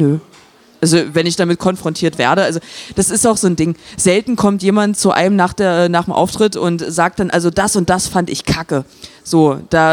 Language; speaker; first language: German; native; German